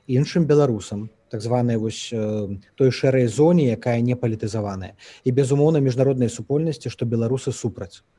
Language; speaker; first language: Belarusian; native; Belarusian